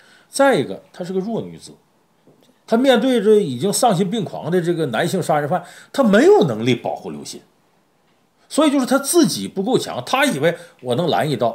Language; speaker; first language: Chinese; native; Chinese